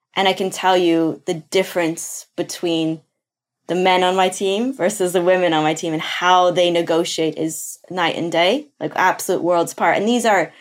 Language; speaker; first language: English; non-native, fluent; Portuguese